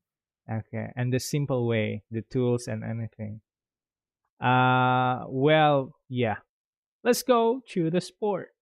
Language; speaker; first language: English; non-native, fluent; Indonesian